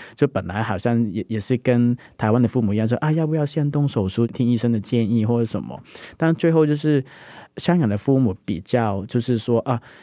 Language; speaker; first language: Chinese; non-native, local second language; Cantonese